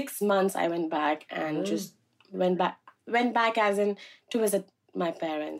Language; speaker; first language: English; non-native, local second language; Malayalam